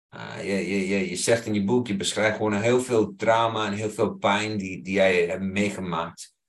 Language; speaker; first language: Dutch; non-native, fluent; English